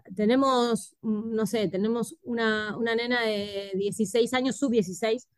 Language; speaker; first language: Spanish; native; Spanish